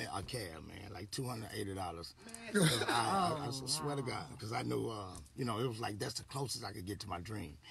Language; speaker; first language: English; native; English